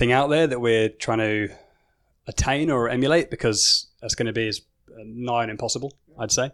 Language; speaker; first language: English; native; English